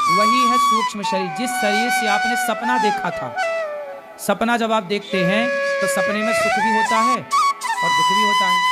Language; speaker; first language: Hindi; native; Hindi